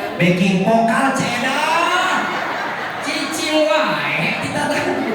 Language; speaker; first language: Indonesian; non-native, local second language; Sundanese